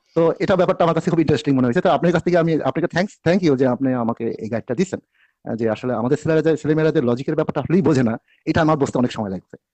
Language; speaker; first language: Bangla; native; Bangla